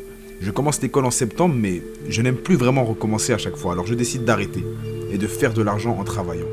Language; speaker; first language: French; native; French